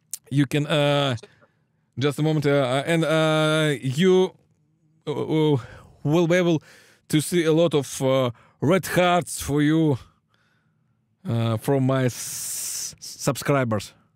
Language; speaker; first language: English; non-native, learner; Russian